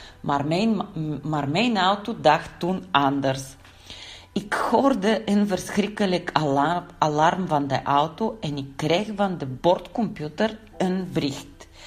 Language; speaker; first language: Dutch; non-native, learner; Bulgarian